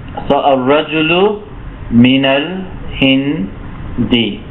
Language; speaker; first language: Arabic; non-native, fluent; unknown